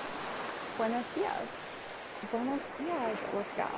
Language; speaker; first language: Spanish; non-native, learner; English